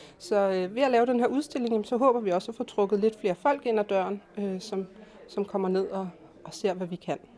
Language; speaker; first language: Danish; native; Danish